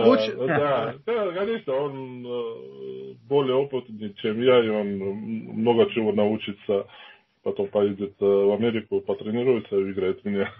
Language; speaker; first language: Russian; non-native, fluent; Georgian